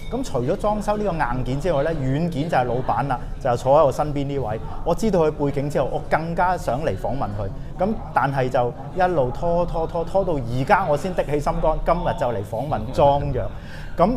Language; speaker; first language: Cantonese; native; Cantonese